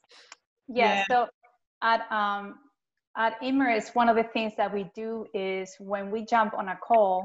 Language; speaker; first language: English; non-native, fluent; Spanish